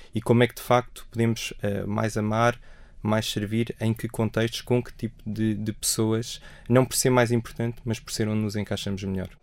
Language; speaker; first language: Portuguese; native; Portuguese